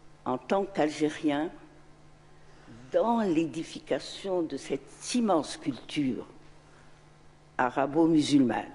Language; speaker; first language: French; non-native, local second language; Arabic